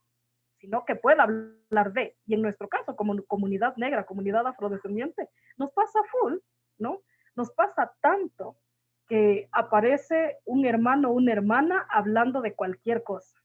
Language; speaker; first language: Spanish; native; Spanish